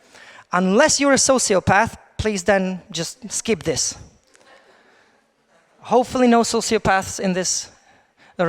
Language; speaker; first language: English; non-native, fluent; Czech